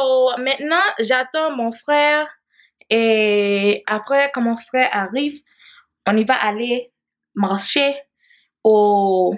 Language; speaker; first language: French; non-native, learner; Haitian Creole